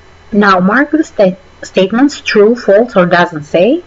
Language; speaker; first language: English; non-native, fluent; Albanian